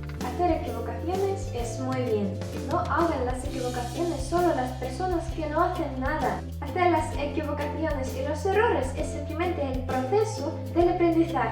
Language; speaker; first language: Spanish; non-native, fluent; Russian